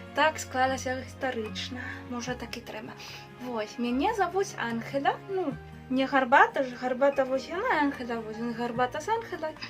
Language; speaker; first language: Belarusian; non-native, fluent; Spanish